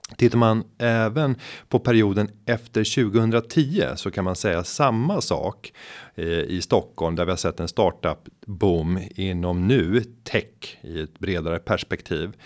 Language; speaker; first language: Swedish; native; Swedish